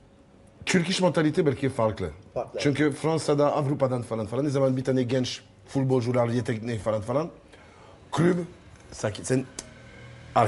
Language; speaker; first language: Turkish; non-native, learner; French